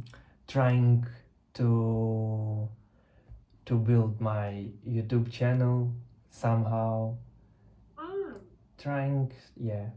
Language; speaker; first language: English; non-native, learner; Russian